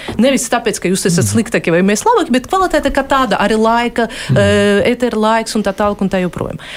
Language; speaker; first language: Latvian; native; Latvian